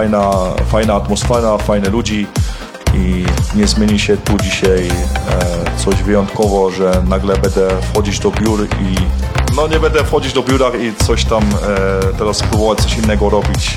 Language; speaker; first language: Polish; early bilingual, heritage; German